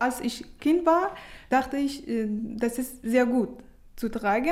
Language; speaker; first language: German; non-native, learner; Persian